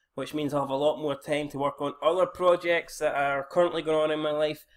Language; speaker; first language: English; native; English